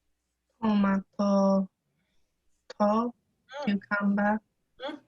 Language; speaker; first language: Japanese; non-native, learner; English